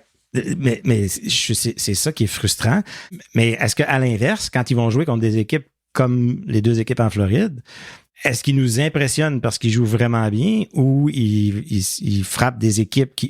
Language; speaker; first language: French; native; French